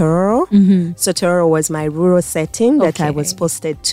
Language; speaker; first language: English; non-native, local second language; Ganda